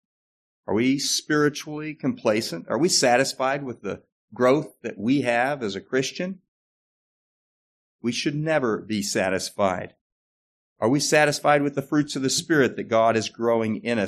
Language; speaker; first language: English; native; English